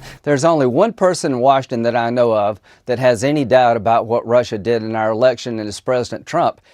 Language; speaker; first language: English; native; English